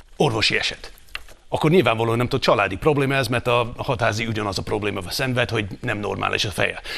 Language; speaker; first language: Hungarian; non-native, fluent; English